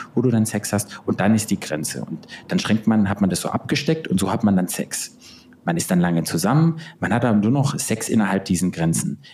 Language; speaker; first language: German; native; German